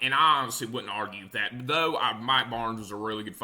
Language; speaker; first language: English; native; English